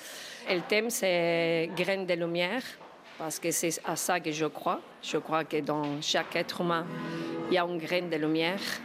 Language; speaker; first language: French; non-native, fluent; Spanish